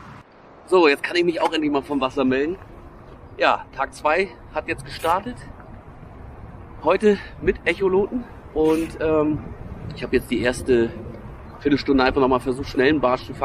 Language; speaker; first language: German; native; German